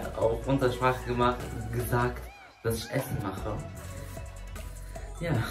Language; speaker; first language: German; early bilingual, other home language; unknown